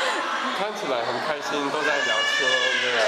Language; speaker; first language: Chinese; early bilingual, heritage; Chinese